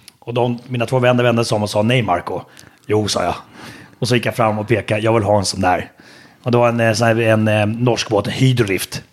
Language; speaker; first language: Swedish; native; Swedish